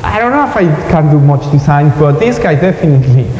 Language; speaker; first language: English; non-native, fluent; Spanish